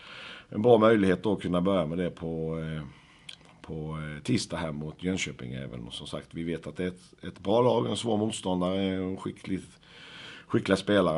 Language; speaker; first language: Swedish; native; Swedish